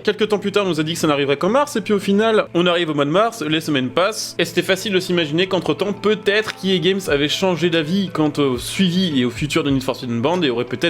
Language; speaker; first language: French; native; French